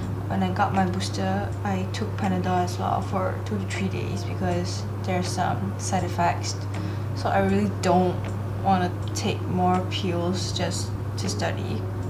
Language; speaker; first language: English; non-native, local second language; Chinese